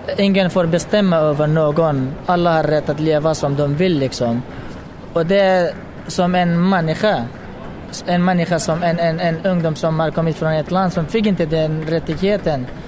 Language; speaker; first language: Swedish; non-native, fluent; Pashto